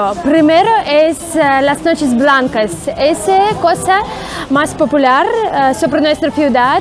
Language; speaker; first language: Spanish; non-native, learner; Russian